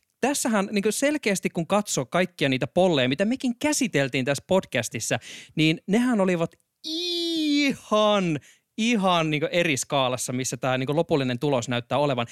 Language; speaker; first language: Finnish; native; Finnish